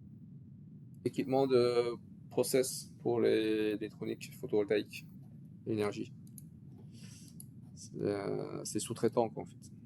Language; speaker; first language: French; native; French